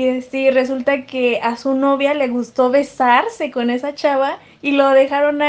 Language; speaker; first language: Spanish; native; Spanish